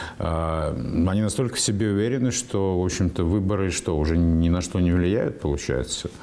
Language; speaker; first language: Russian; native; Russian